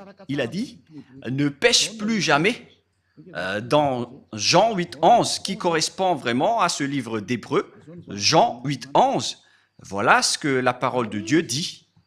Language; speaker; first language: French; non-native, local second language; Malagasy